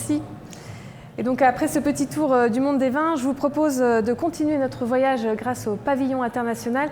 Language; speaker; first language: French; native; French